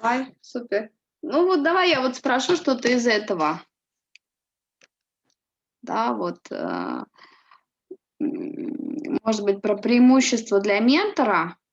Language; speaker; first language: Russian; native; Russian